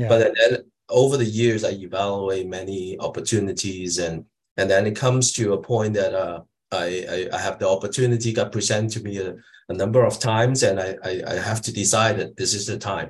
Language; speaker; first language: English; non-native, local second language; Cantonese